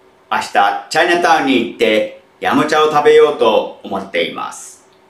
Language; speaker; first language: Japanese; native; Japanese